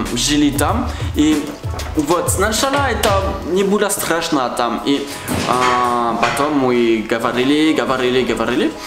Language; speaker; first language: Russian; non-native, fluent; French